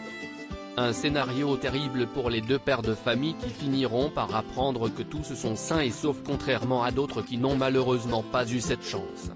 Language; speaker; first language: French; native; French